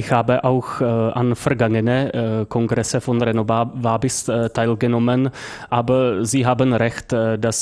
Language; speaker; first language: German; non-native, fluent; Czech